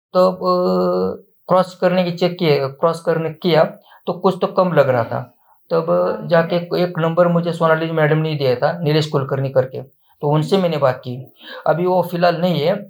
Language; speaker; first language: Hindi; non-native, local second language; Marathi